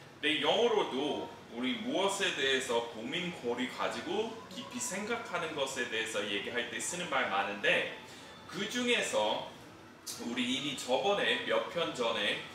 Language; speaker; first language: Korean; non-native, fluent; English